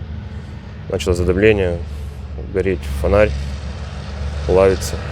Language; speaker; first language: Russian; native; Russian